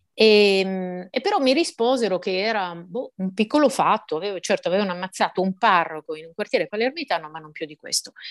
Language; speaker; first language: Italian; native; Italian